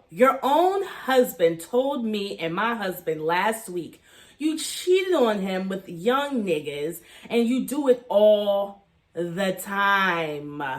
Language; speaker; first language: English; native; English